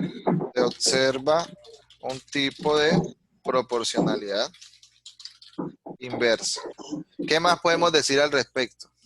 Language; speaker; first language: Spanish; native; Spanish